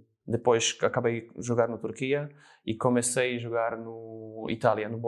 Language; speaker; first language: Portuguese; non-native, fluent; Slovak